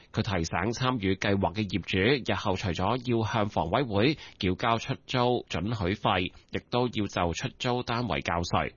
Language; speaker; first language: Cantonese; native; Cantonese